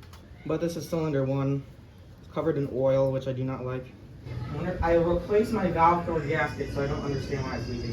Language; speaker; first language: English; native; English